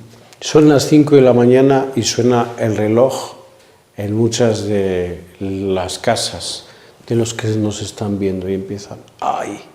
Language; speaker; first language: Spanish; native; Spanish